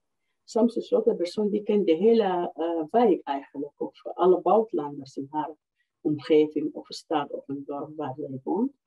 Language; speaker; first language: Dutch; non-native, fluent; Arabic